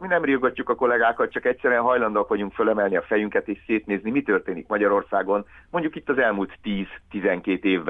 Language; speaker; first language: Hungarian; native; Hungarian